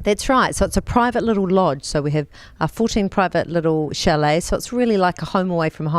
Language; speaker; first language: English; native; English